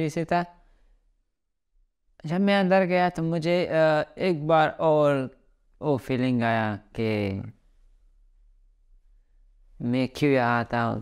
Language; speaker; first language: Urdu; early bilingual, other home language; Pashto